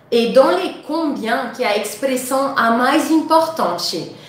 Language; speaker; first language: Portuguese; non-native, fluent; French